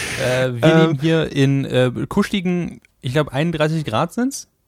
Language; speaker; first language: German; native; German